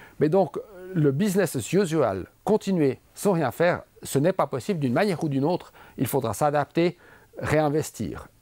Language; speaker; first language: French; native; French